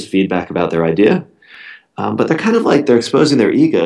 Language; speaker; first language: English; native; English